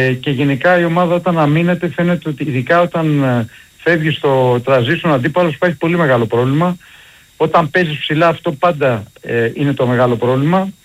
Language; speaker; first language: Greek; native; Greek